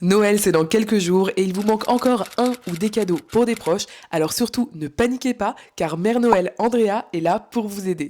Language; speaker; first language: French; native; French